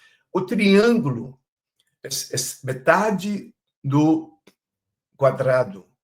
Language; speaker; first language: Portuguese; non-native, fluent; Chinese